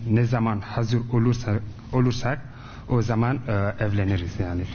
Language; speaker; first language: Turkish; non-native, learner; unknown